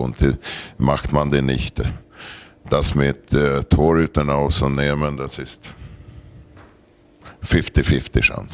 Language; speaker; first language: German; non-native, learner; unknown